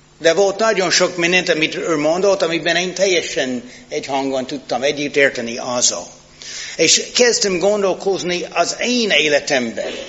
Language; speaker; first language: Hungarian; non-native, fluent; English